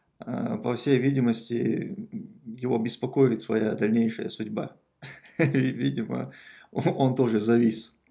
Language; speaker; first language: Russian; non-native, local second language; Chechen